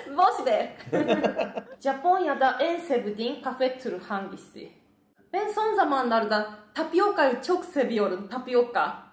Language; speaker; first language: Turkish; non-native, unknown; Japanese